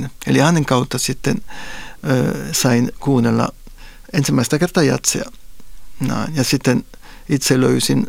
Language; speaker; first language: Finnish; non-native, fluent; Spanish